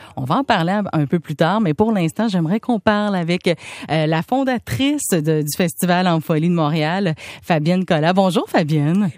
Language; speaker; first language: French; native; French